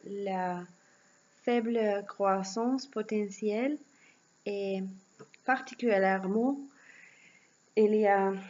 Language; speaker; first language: French; non-native, learner; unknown